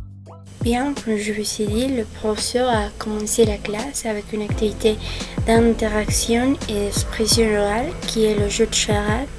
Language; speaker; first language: French; non-native, fluent; Spanish